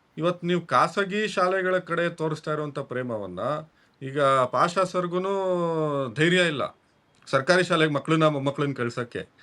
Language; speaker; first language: Kannada; native; Kannada